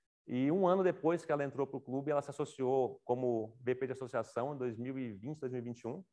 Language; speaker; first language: Portuguese; native; Portuguese